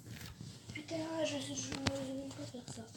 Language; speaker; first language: French; native; French